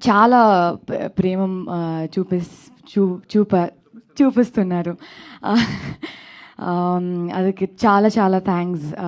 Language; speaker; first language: Telugu; non-native, local second language; Kannada